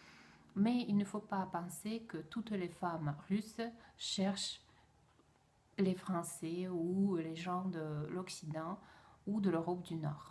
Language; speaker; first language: French; non-native, fluent; Russian